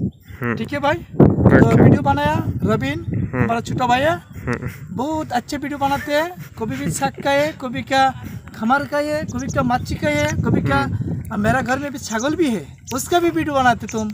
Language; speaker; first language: Hindi; non-native, learner; Bangla